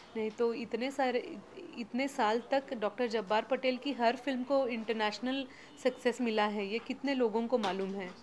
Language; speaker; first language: Hindi; non-native, local second language; Marathi